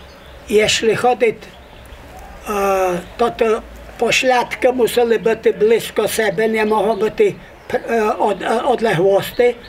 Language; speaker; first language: Polish; non-native, local second language; Rusyn